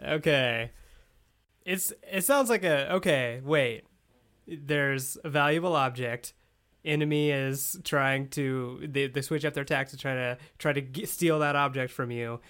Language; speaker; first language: English; native; English